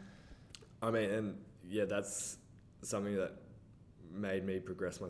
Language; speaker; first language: English; native; English